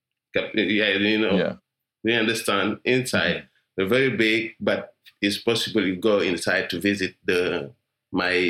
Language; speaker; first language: English; non-native, learner; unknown